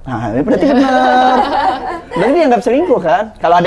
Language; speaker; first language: Indonesian; native; Indonesian